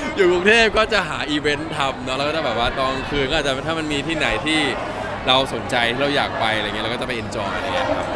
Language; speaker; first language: Thai; native; Thai